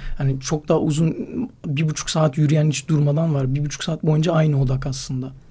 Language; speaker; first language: Turkish; native; Turkish